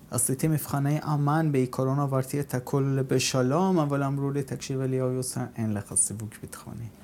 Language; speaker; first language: Hebrew; non-native, fluent; Persian